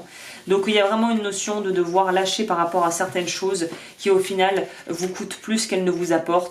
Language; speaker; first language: French; native; French